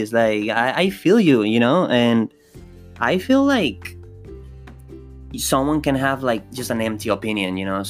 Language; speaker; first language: English; non-native, fluent; Spanish